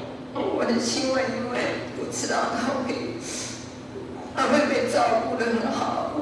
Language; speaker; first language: Chinese; early bilingual, heritage; Chinese